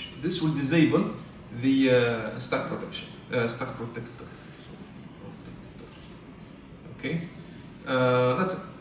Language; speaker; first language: English; non-native, fluent; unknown